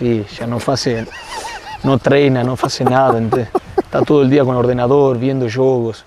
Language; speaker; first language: Portuguese; non-native, fluent; Spanish